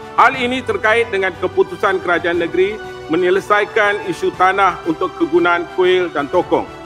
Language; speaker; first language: Malay; non-native, local second language; Tamil